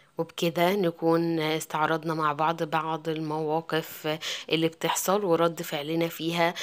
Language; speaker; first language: Arabic; native; Arabic